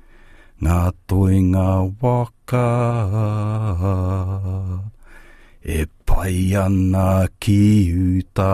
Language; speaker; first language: Māori; non-native, local second language; English